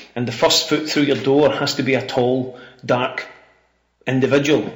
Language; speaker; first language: English; native; English